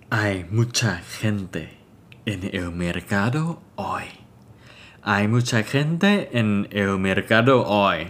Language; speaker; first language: Spanish; non-native, fluent; Thai